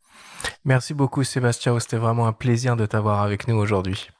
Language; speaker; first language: French; native; French